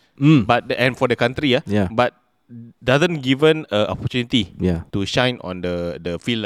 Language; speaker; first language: English; non-native, local second language; Malay